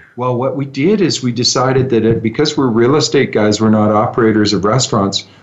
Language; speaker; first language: English; native; English